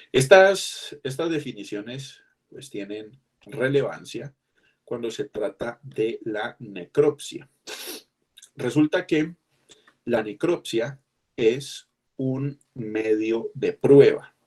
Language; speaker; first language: Spanish; native; Spanish